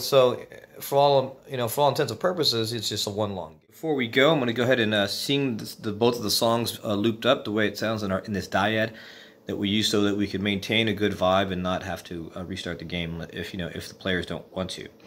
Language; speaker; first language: English; native; English